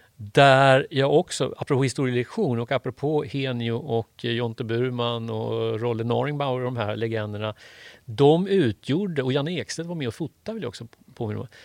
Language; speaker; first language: Swedish; native; Swedish